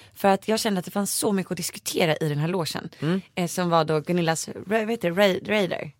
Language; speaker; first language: Swedish; native; Swedish